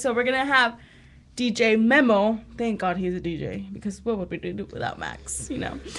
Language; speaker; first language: English; early bilingual, other home language; Spanish